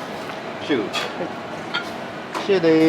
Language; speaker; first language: Japanese; native; Japanese